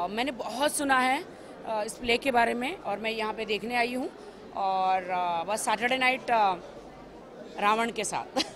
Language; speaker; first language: Hindi; native; Hindi